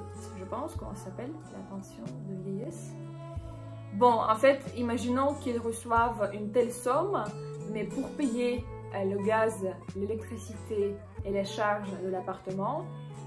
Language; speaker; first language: French; non-native, fluent; Ukrainian